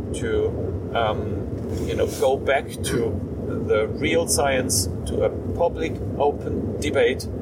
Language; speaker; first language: English; non-native, fluent; German